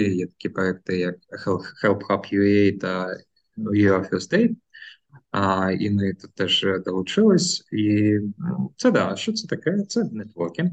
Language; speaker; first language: Ukrainian; non-native, local second language; Russian